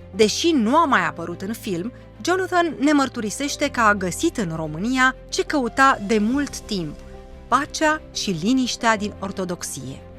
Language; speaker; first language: Romanian; native; Romanian